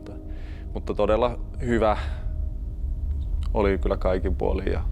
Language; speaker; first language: Finnish; native; Finnish